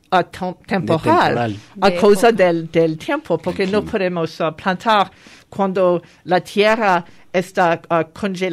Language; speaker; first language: Spanish; non-native, fluent; French